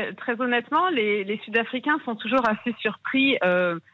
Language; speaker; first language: French; native; French